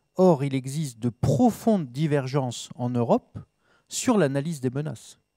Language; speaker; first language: French; native; French